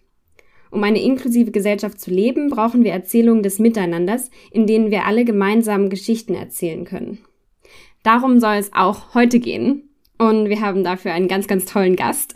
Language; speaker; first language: German; native; German